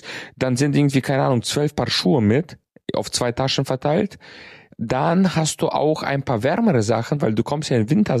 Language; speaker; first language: German; native; German